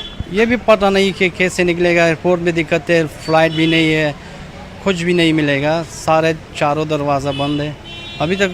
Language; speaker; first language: Hindi; non-native, learner; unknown